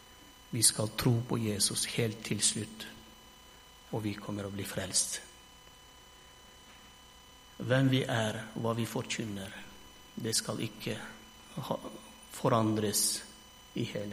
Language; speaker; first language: Norwegian; non-native, fluent; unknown